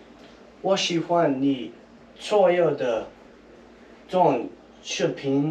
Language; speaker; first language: Chinese; non-native, learner; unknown